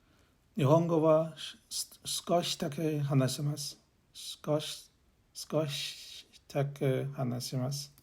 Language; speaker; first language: Japanese; non-native, learner; English